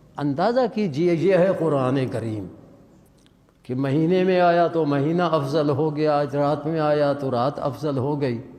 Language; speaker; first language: Urdu; non-native, local second language; Punjabi